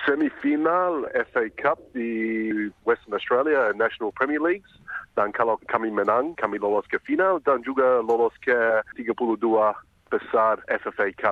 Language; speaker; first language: Indonesian; non-native, fluent; English